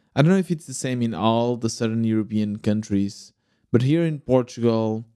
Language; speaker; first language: English; non-native, fluent; Portuguese